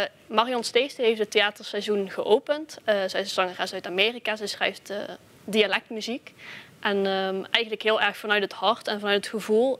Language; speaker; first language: Dutch; native; Dutch